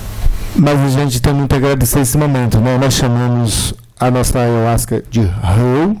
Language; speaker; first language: Spanish; non-native, learner; Portuguese